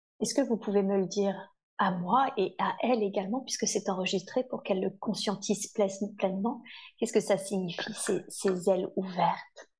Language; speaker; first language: French; native; French